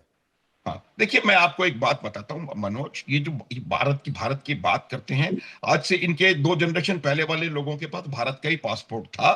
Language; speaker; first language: Hindi; native; Hindi